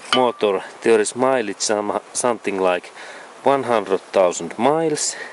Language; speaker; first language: English; non-native, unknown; Finnish